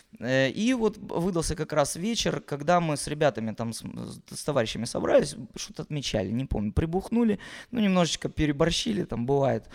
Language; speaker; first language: Russian; native; Russian